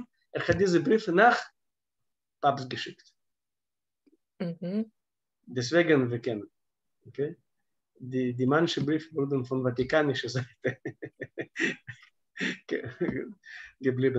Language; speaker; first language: German; non-native, fluent; Russian